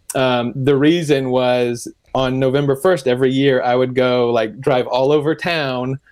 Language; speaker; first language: English; native; English